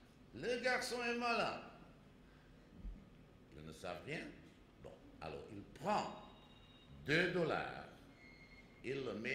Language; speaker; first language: French; non-native, fluent; Czech